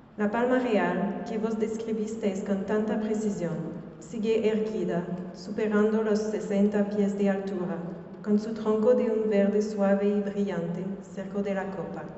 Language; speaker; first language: Spanish; non-native, learner; French